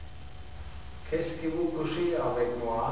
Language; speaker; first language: French; non-native, learner; English